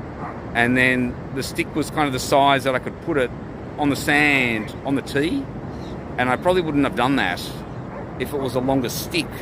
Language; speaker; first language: English; native; English